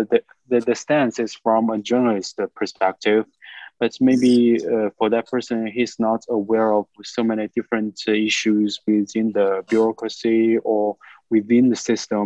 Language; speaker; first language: English; non-native, fluent; Chinese